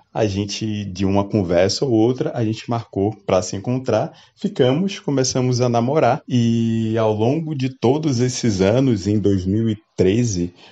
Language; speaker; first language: Portuguese; native; Portuguese